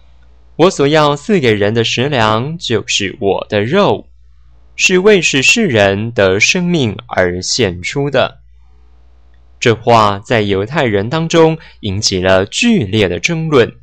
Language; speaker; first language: Chinese; native; Chinese